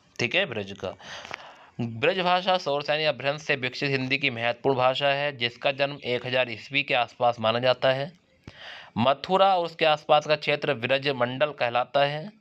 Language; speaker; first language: Hindi; native; Hindi